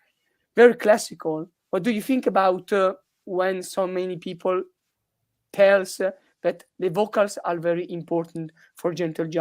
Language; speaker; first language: English; non-native, learner; Italian